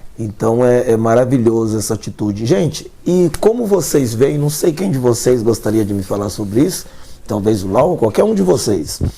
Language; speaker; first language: Portuguese; native; Portuguese